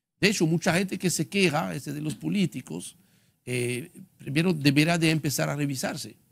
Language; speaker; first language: Spanish; non-native, fluent; French